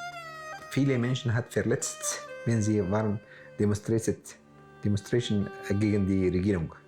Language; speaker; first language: German; non-native, learner; Arabic